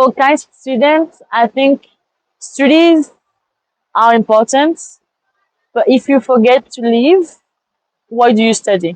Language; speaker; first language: English; non-native, fluent; French